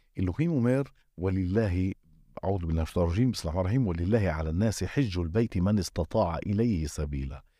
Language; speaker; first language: Hebrew; non-native, local second language; Arabic